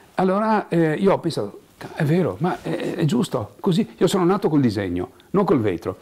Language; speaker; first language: Italian; native; Italian